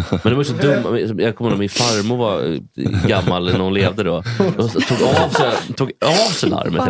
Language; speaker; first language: Swedish; native; Swedish